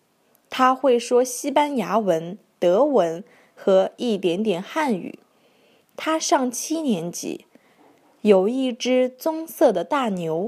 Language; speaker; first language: Chinese; non-native, learner; English